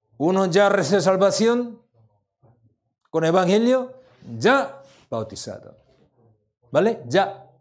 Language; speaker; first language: Spanish; non-native, learner; Korean